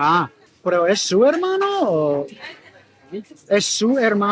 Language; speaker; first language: Spanish; non-native, learner; English